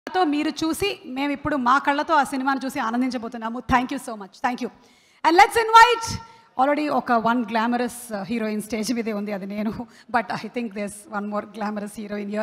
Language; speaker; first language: Telugu; native; Telugu